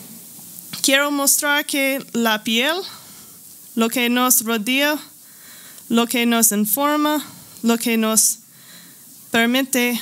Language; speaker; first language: Spanish; non-native, learner; English